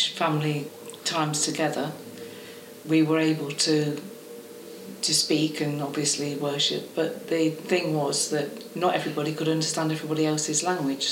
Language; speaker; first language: English; non-native, local second language; Estonian